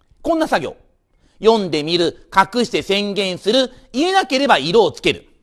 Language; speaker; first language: Japanese; native; Japanese